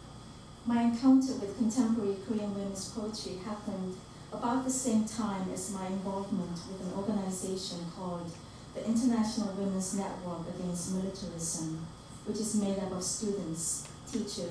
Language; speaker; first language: English; early bilingual, other home language; Korean